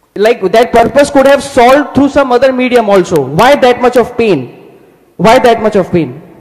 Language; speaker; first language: English; non-native, local second language; Hindi